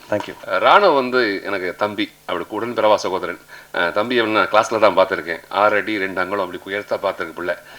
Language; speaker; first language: Tamil; native; Tamil